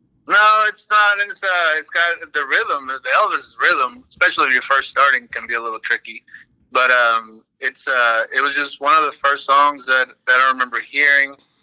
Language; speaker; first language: English; early bilingual, other home language; Spanish